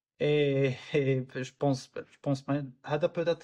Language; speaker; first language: French; non-native, local second language; Arabic